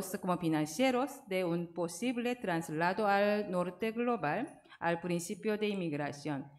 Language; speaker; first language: Spanish; non-native, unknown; Korean